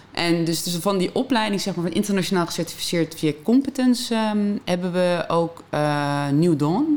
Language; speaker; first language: Dutch; native; Dutch